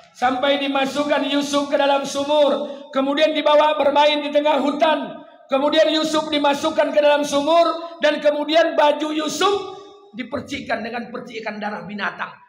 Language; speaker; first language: Malay; non-native, local second language; Minangkabau